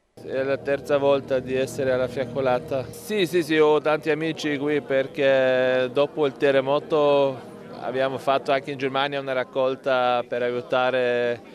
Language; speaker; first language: Italian; non-native, fluent; German